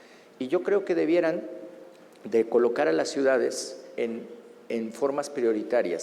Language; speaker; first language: Spanish; native; Spanish